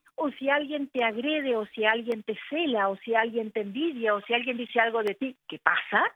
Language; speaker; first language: Spanish; native; Spanish